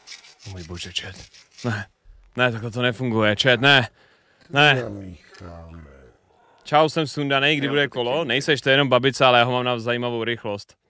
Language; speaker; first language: Czech; native; Czech